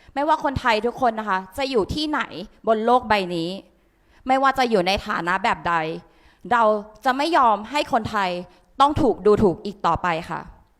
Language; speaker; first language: Thai; native; Thai